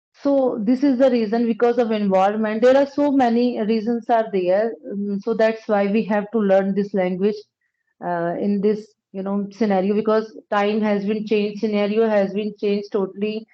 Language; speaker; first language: English; non-native, local second language; Punjabi